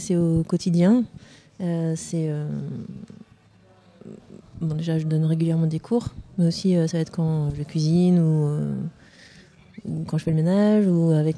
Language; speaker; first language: French; native; French